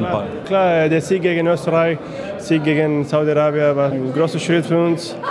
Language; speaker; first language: German; non-native, fluent; Spanish